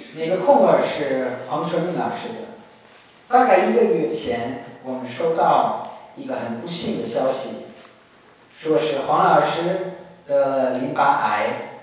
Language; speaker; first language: Chinese; non-native, fluent; German